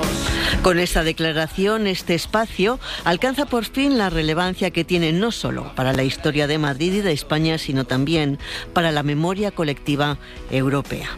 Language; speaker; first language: Spanish; native; Spanish